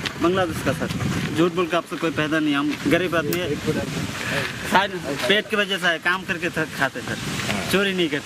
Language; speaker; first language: Hindi; non-native, learner; Bangla